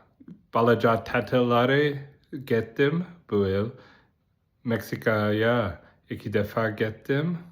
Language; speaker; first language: Turkish; non-native, learner; Azerbaijani